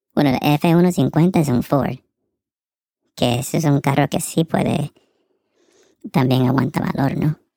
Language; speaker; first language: Spanish; early bilingual, heritage; Spanish